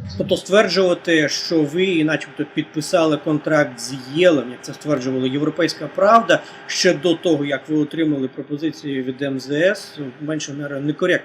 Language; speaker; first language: Ukrainian; native; Ukrainian